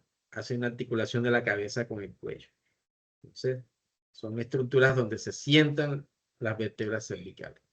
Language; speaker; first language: Spanish; native; Spanish